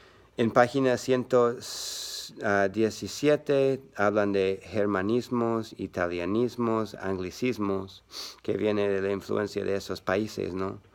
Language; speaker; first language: Spanish; non-native, learner; English